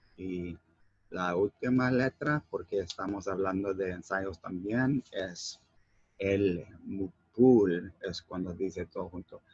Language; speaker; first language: Spanish; non-native, learner; English